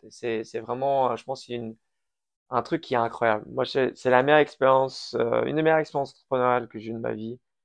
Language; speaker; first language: French; early bilingual, other home language; Persian